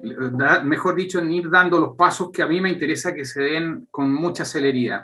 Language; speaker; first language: Spanish; native; Spanish